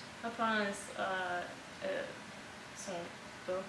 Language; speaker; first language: French; non-native, learner; English